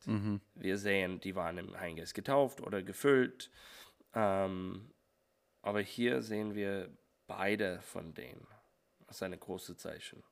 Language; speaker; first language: German; non-native, learner; English